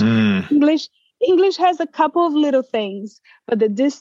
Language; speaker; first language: English; non-native, fluent; Portuguese